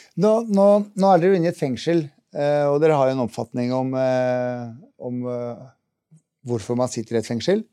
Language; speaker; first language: Norwegian; native; Norwegian